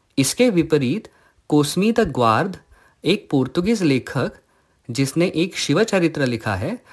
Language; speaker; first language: Hindi; non-native, local second language; Marathi